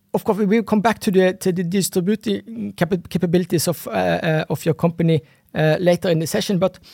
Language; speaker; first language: English; non-native, fluent; Norwegian